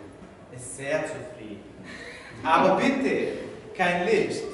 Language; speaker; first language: German; non-native, learner; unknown